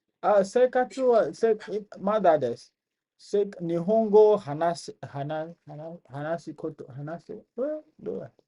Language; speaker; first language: Japanese; non-native, learner; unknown